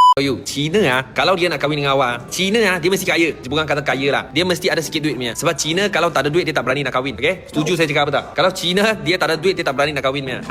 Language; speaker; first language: Malay; non-native, local second language; Chinese